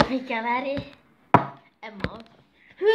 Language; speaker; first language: Finnish; early bilingual, other home language; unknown